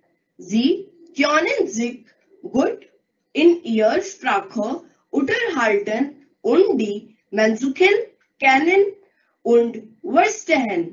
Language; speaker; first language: German; non-native, learner; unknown